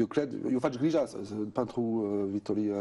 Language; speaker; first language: Romanian; non-native, learner; French